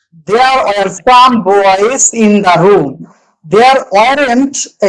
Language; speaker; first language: English; non-native, local second language; Bangla